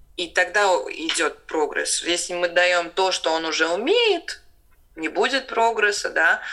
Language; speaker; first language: Russian; non-native, local second language; Latvian